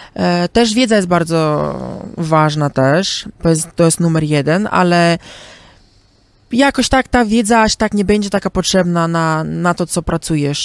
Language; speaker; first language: Polish; early bilingual, heritage; Polish